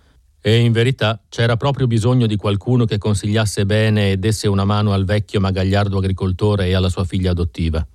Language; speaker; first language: Italian; native; Italian